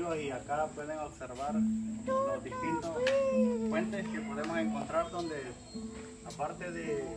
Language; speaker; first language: Spanish; native; Spanish